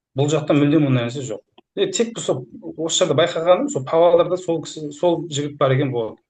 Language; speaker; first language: Kazakh; early bilingual, heritage; Kazakh